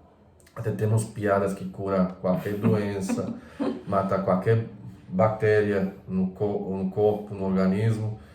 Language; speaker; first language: Portuguese; non-native, fluent; Croatian